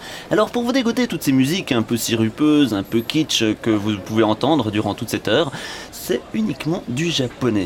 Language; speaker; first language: French; native; French